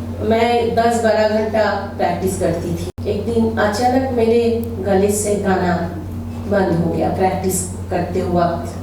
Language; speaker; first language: Hindi; non-native, local second language; Bangla